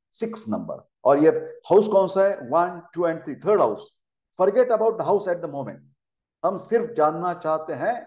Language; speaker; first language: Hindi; non-native, local second language; Marathi